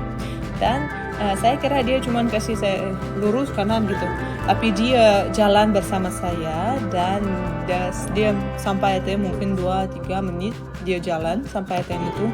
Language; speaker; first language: Indonesian; non-native, fluent; Russian